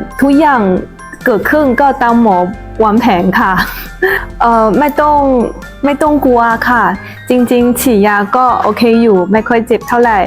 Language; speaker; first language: Thai; non-native, fluent; Chinese